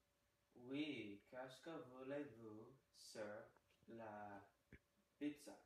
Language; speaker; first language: French; non-native, learner; English